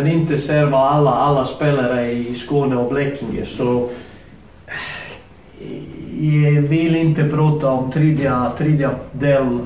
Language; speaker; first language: Swedish; non-native, fluent; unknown